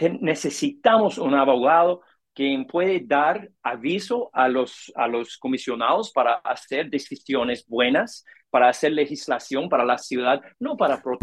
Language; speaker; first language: Spanish; non-native, learner; English